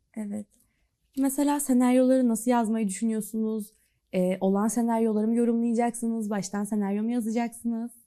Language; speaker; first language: Turkish; native; Turkish